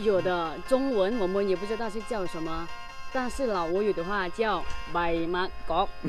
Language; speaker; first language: Chinese; non-native, fluent; Lao